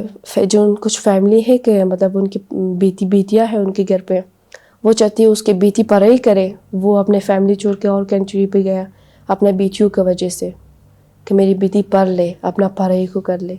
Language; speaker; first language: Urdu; non-native, learner; Persian